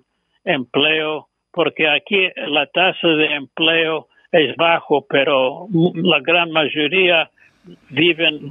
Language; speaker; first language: Spanish; non-native, fluent; English